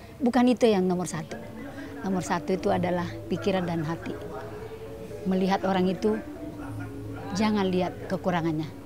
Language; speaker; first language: Indonesian; native; Indonesian